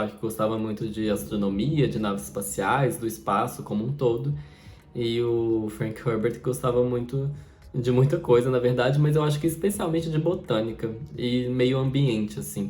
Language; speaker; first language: Portuguese; native; Portuguese